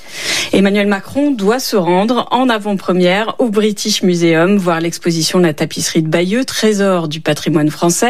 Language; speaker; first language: French; native; French